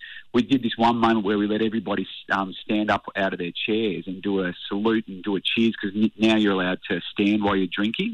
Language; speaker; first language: English; native; English